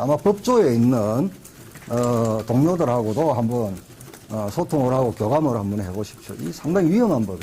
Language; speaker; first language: Korean; native; Korean